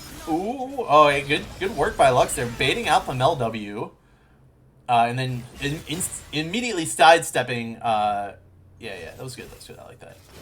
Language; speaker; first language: English; native; English